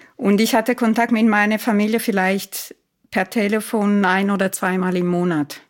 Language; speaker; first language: German; non-native, fluent; Italian